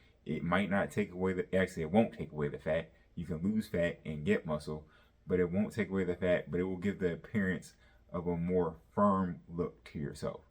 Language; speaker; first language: English; native; English